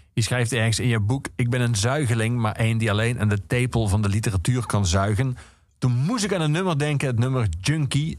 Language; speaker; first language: Dutch; native; Dutch